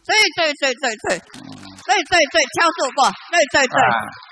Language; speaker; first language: Chinese; non-native, local second language; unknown